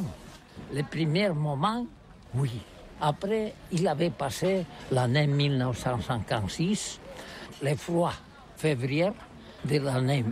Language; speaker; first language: French; non-native, learner; Catalan